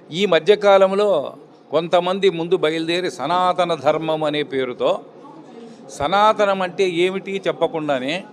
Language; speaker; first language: Telugu; native; Telugu